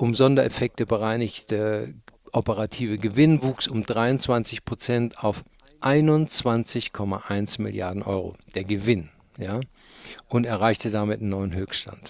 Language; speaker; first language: German; native; German